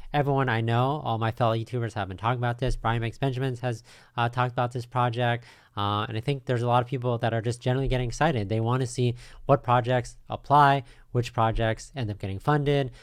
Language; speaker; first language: English; native; English